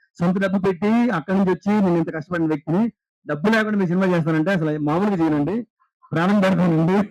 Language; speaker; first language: Telugu; native; Telugu